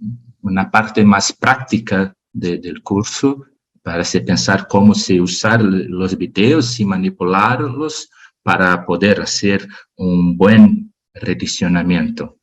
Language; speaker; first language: Spanish; non-native, learner; Portuguese